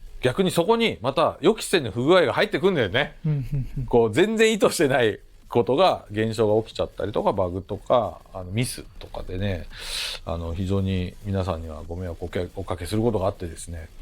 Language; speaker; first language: Japanese; native; Japanese